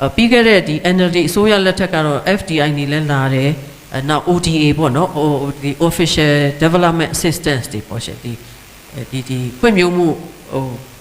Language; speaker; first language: Burmese; native; Burmese